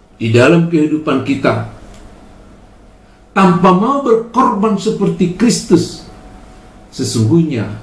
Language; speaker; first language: Indonesian; native; Indonesian